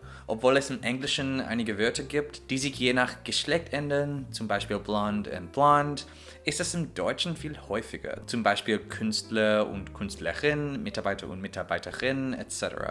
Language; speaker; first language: German; non-native, fluent; English